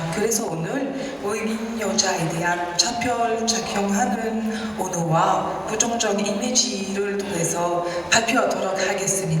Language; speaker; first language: Korean; non-native, learner; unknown